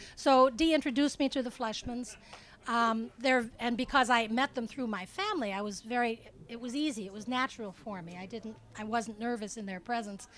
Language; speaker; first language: English; native; English